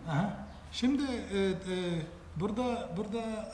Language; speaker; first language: Turkish; non-native, learner; Urdu